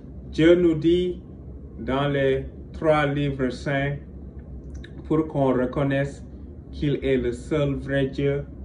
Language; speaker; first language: French; non-native, local second language; Wolof